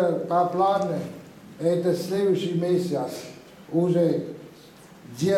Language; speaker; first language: Russian; non-native, fluent; Vietnamese